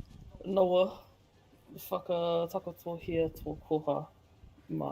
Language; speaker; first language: Māori; non-native, local second language; English